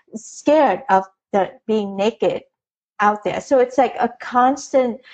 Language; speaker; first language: English; early bilingual, other home language; Vietnamese